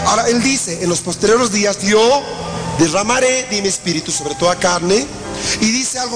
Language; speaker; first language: Spanish; native; Spanish